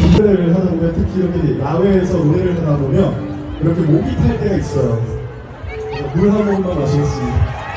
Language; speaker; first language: Korean; native; Korean